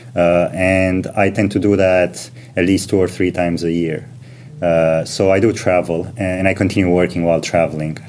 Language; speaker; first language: English; non-native, fluent; Romanian